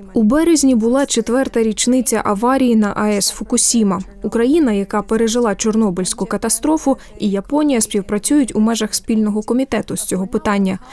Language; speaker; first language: Ukrainian; native; Ukrainian